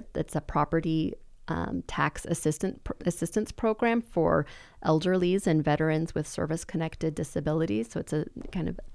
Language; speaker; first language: English; native; English